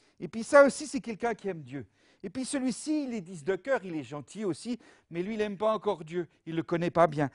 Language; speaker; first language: French; native; French